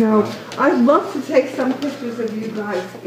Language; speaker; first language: English; native; English